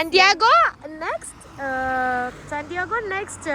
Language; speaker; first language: English; non-native, learner; Malayalam